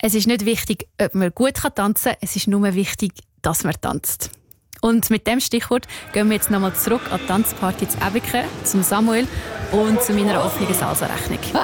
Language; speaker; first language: German; native; German